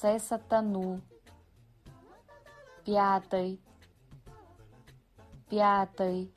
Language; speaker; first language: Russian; non-native, fluent; Kazakh